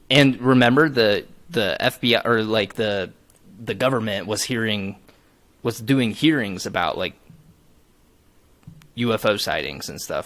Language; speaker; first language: English; native; English